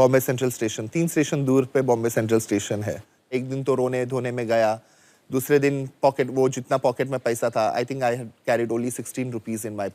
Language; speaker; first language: Hindi; native; Hindi